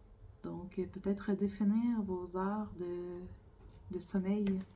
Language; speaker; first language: French; native; French